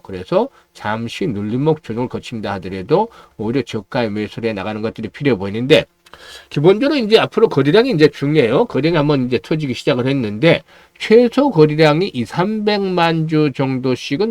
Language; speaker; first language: Korean; native; Korean